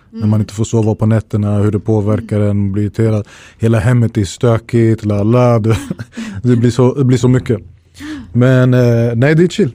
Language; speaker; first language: Swedish; early bilingual, other home language; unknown